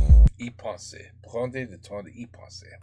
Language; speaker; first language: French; non-native, learner; English